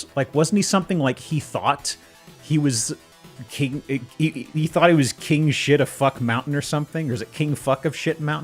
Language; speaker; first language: English; native; English